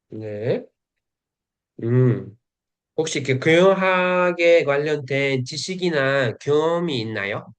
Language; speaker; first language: Korean; non-native, fluent; Uzbek